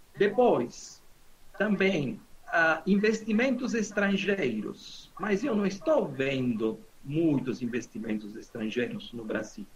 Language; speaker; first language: Portuguese; non-native, fluent; Italian